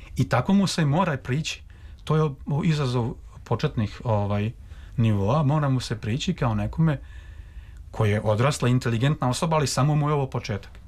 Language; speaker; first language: Serbian; native; Serbian